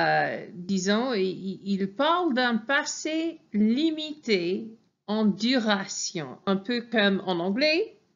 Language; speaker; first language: French; non-native, fluent; English